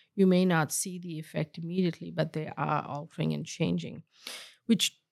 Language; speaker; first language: English; native; English